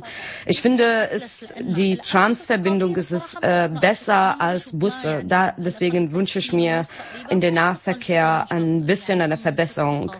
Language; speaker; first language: German; non-native, learner; Arabic